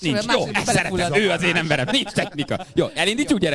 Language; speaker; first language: Hungarian; native; Hungarian